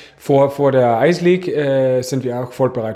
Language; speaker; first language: German; non-native, fluent; Danish